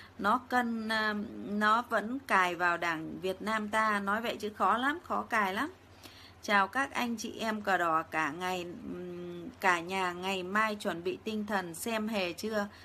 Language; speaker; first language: Vietnamese; native; Vietnamese